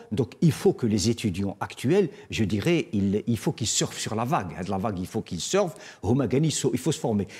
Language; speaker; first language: French; non-native, local second language; Arabic